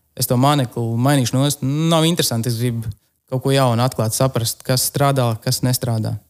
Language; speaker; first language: Latvian; native; Latvian